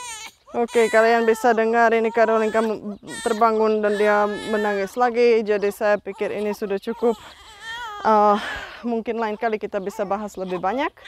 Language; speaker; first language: Indonesian; non-native, fluent; Czech